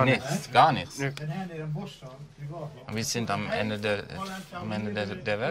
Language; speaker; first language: German; non-native, learner; Dutch